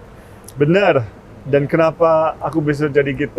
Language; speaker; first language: Indonesian; early bilingual, heritage; English